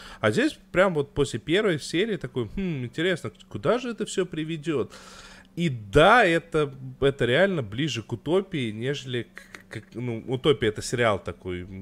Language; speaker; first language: Russian; native; Russian